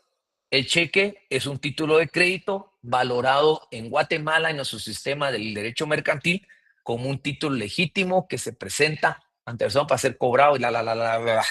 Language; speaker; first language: Spanish; native; Spanish